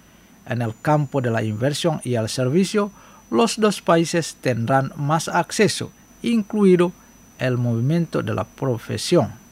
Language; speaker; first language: Spanish; non-native, fluent; Indonesian